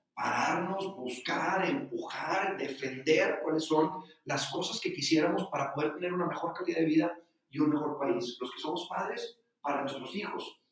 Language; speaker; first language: Spanish; native; Spanish